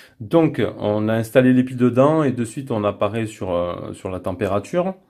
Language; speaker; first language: French; native; French